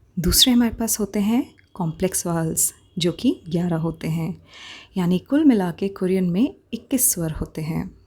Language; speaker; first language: Hindi; native; Hindi